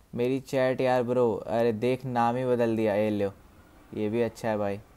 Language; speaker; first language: Hindi; native; Hindi